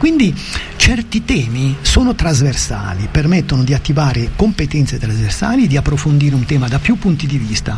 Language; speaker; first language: Italian; native; Italian